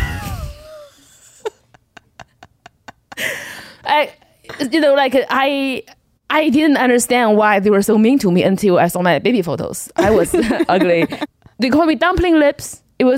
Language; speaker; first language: English; non-native, fluent; Chinese